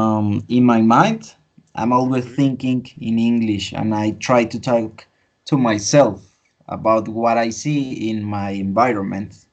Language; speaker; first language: English; non-native, fluent; Spanish